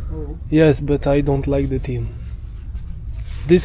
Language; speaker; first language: English; non-native, learner; French